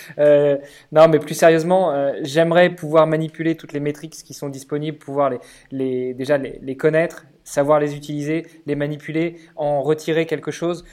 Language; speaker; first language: French; native; French